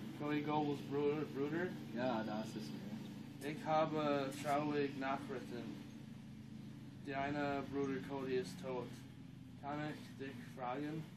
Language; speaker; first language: German; non-native, learner; English